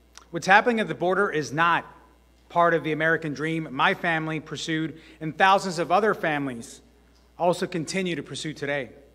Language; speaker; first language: English; early bilingual, other home language; Spanish